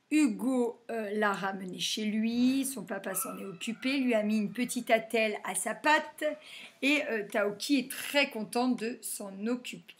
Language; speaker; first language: French; native; French